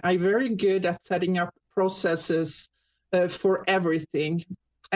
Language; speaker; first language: English; non-native, fluent; Swedish